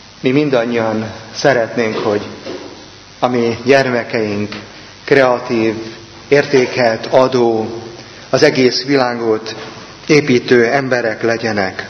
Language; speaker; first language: Hungarian; native; Hungarian